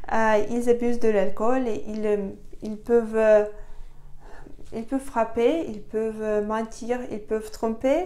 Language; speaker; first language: French; non-native, fluent; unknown